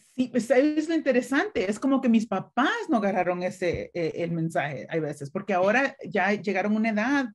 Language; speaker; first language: Spanish; native; Spanish